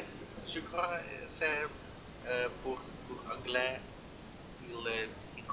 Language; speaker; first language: French; non-native, learner; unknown